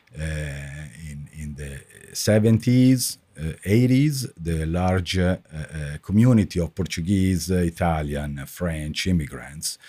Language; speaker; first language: English; non-native, fluent; Italian